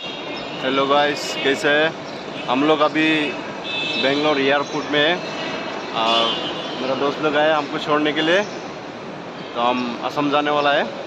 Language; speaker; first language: Hindi; non-native, local second language; Assamese